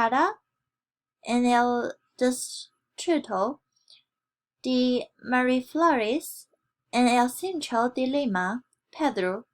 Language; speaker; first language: Spanish; non-native, learner; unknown